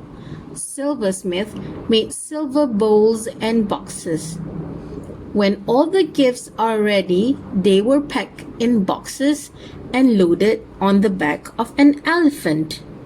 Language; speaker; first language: English; non-native, local second language; Malay